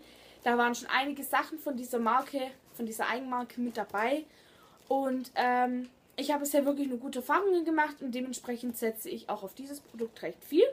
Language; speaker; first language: German; native; German